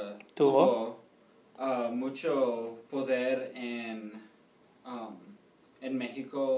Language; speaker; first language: Spanish; non-native, learner; English